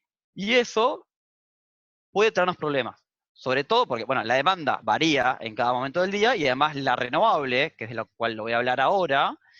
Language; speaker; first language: Spanish; native; Spanish